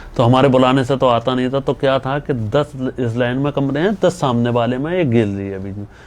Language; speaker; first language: Hindi; native; Hindi